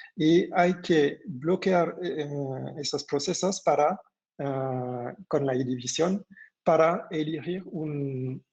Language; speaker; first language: Spanish; non-native, fluent; French